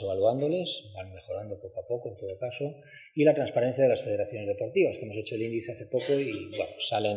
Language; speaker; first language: Spanish; native; Spanish